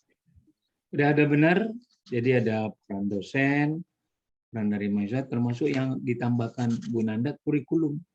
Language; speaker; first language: Indonesian; native; Indonesian